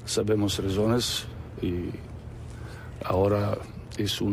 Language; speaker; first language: Spanish; non-native, fluent; Serbian